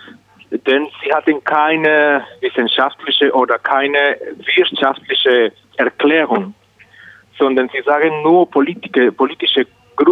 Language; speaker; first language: German; non-native, learner; Spanish